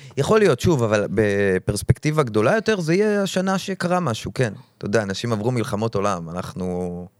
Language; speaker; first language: Hebrew; native; Hebrew